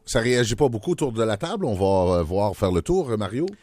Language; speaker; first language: French; native; French